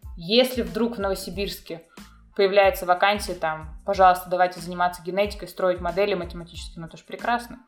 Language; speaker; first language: Russian; native; Russian